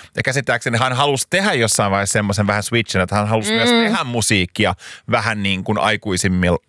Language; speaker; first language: Finnish; non-native, local second language; Swedish